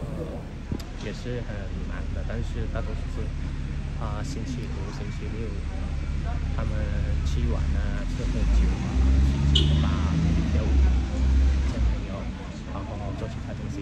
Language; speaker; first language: Chinese; early bilingual, heritage; Chinese